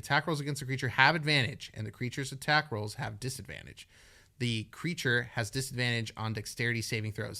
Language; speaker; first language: English; native; English